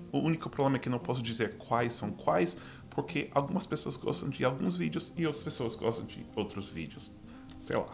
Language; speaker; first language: Portuguese; non-native, fluent; English